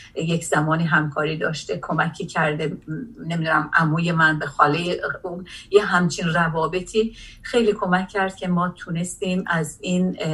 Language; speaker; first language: Persian; non-native, local second language; Azerbaijani